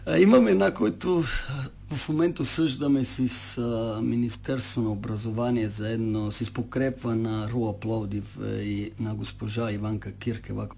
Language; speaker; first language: Bulgarian; non-native, fluent; Italian